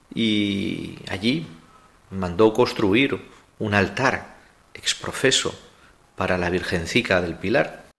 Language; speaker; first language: Spanish; native; Spanish